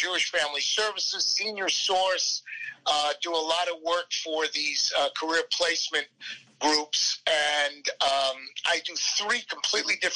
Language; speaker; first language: English; native; English